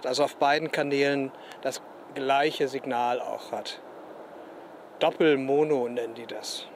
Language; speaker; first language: German; native; German